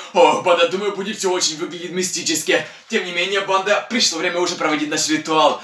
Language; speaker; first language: Russian; non-native, local second language; Ukrainian